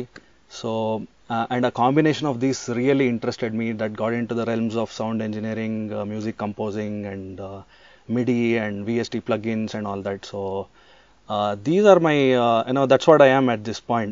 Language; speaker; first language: English; non-native, local second language; Kannada